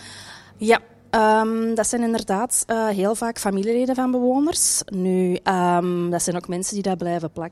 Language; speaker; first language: Dutch; native; Dutch